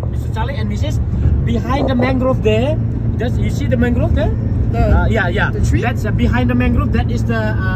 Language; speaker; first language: English; non-native, learner; Indonesian